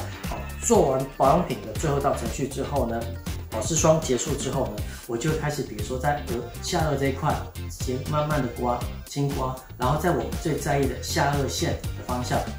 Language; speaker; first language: Chinese; native; Chinese